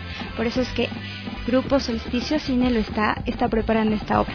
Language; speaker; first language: Spanish; native; Spanish